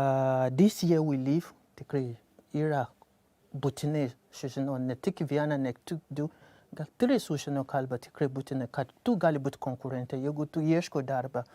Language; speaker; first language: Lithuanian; non-native, learner; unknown